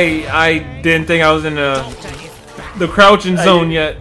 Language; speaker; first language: English; native; English